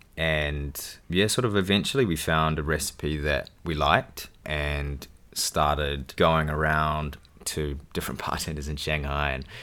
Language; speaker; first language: English; native; English